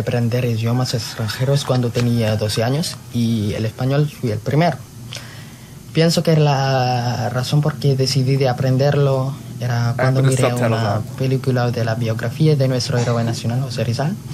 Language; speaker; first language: Spanish; non-native, fluent; Filipino